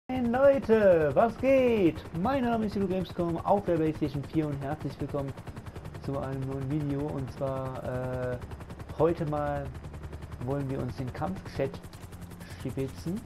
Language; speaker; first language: German; native; German